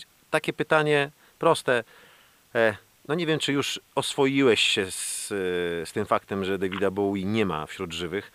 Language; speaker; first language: Polish; native; Polish